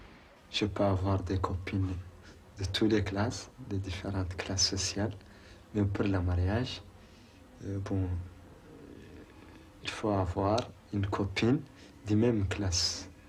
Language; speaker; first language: French; non-native, learner; Arabic